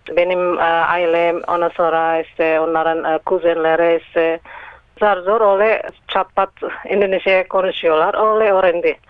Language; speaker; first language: Turkish; non-native, learner; Indonesian